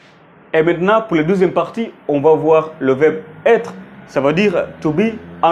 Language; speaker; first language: French; non-native, fluent; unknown